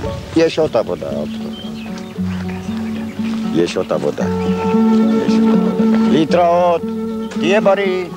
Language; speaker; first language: Hebrew; non-native, fluent; Ladino